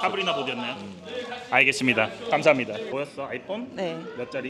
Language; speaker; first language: Korean; native; Korean